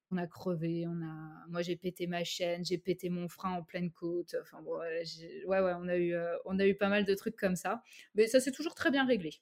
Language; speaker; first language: French; native; French